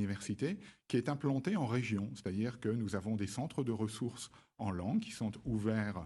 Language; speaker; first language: French; native; French